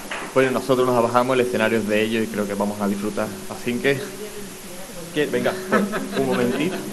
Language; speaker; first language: Spanish; native; Spanish